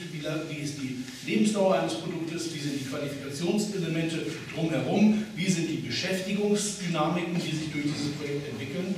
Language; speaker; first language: German; native; German